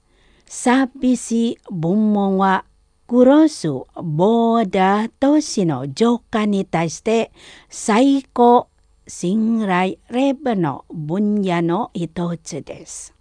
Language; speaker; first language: Japanese; non-native, fluent; Indonesian